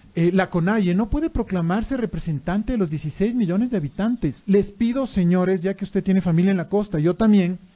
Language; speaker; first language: Spanish; native; Spanish